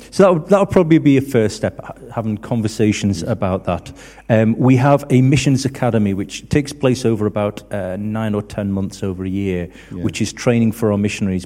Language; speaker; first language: English; native; English